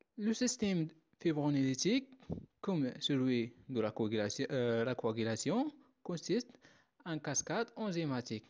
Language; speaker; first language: French; non-native, local second language; Arabic